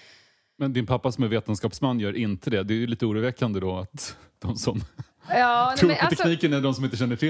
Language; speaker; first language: Swedish; native; Swedish